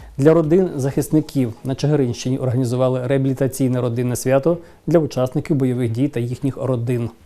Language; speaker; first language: Ukrainian; native; Ukrainian